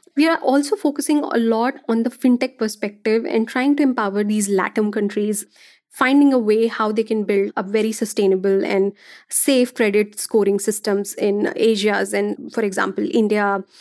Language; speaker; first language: English; non-native, local second language; Hindi